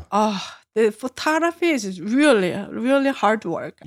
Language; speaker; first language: English; non-native, learner; Korean